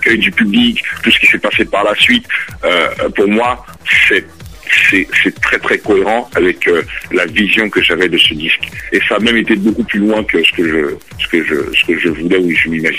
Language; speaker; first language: French; early bilingual, other home language; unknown